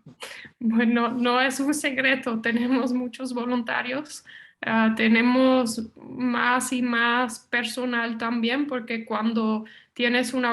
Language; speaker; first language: Spanish; non-native, fluent; Dutch